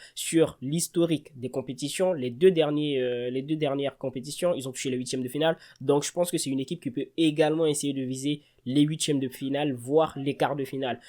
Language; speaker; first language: French; early bilingual, other home language; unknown